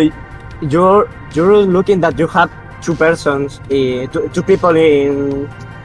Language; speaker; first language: English; non-native, learner; Spanish